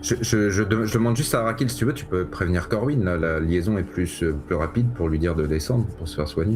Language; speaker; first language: French; native; French